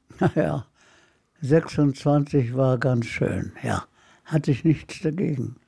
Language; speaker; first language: German; non-native, fluent; Arabic